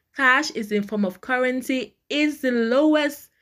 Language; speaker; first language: English; non-native, local second language; Yoruba